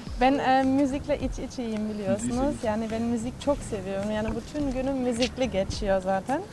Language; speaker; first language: Turkish; non-native, fluent; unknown